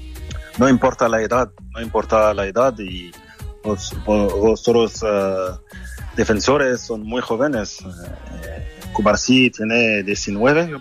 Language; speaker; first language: Spanish; non-native, fluent; French